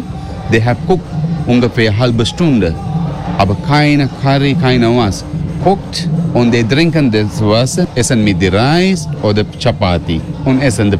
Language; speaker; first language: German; non-native, learner; Sinhala